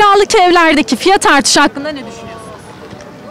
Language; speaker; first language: Turkish; native; Turkish